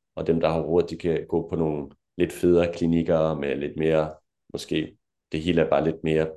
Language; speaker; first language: Danish; native; Danish